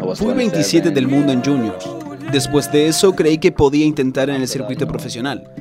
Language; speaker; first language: Spanish; non-native, fluent; Rundi